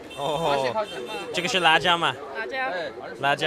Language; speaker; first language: Chinese; non-native, learner; English